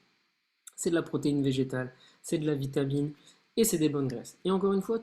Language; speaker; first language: French; native; French